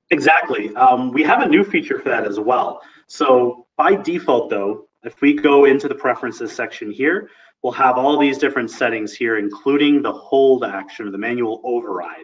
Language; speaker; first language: English; native; English